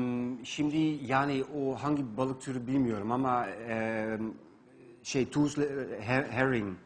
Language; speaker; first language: Turkish; non-native, fluent; Dutch